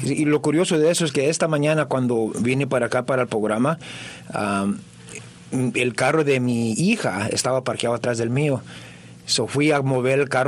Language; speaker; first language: Spanish; early bilingual, heritage; Spanish